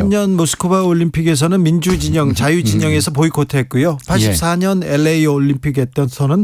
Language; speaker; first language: Korean; native; Korean